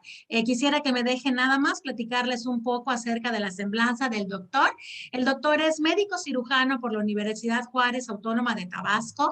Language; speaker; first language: Spanish; native; Spanish